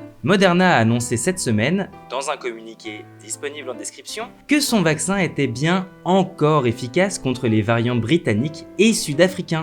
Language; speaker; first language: French; native; French